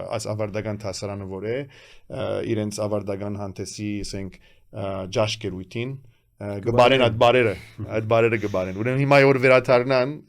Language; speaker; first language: Armenian; early bilingual, heritage; Armenian